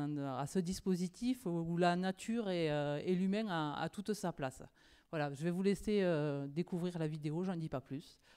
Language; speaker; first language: French; native; French